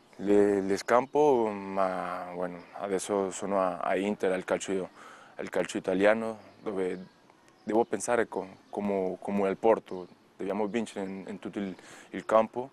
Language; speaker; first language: Italian; non-native, learner; Spanish